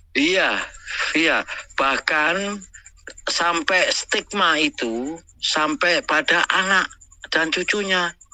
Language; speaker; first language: Indonesian; native; Indonesian